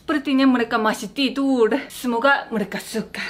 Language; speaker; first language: Indonesian; non-native, fluent; Korean